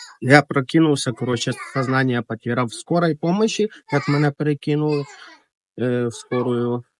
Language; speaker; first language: Ukrainian; native; Ukrainian